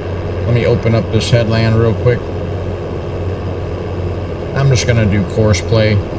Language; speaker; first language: English; native; English